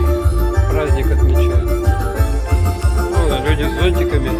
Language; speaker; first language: Russian; native; Russian